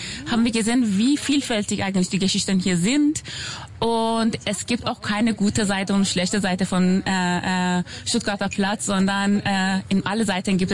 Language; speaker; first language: German; non-native, fluent; Persian